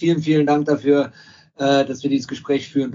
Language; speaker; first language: German; native; German